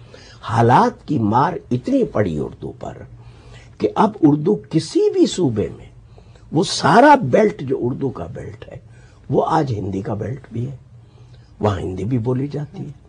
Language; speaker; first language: Urdu; native; Urdu